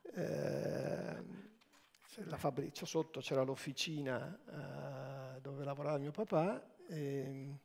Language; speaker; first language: Italian; native; Italian